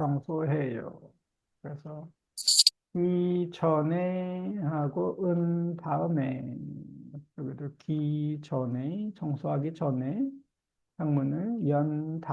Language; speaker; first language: Korean; native; Korean